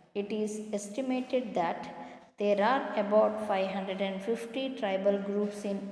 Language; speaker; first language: English; non-native, local second language; Kannada